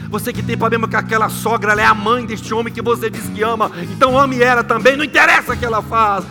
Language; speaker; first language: Portuguese; native; Portuguese